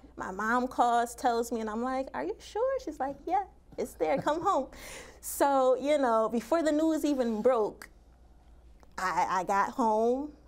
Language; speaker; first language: English; native; English